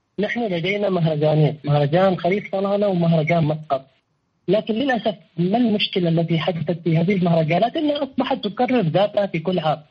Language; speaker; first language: Arabic; native; Arabic